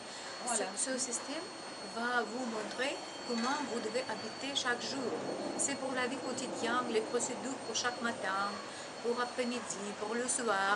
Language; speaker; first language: French; non-native, learner; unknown